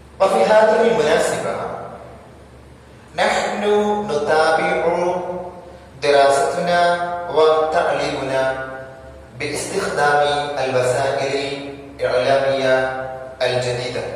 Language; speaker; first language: Arabic; non-native, fluent; Malayalam